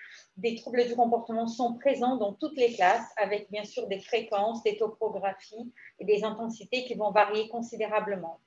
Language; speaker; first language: French; native; French